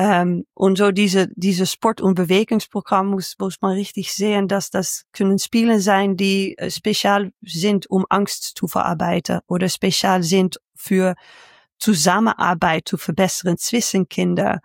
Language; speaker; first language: German; non-native, learner; Dutch